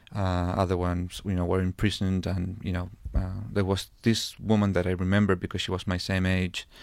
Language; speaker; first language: English; non-native, fluent; Spanish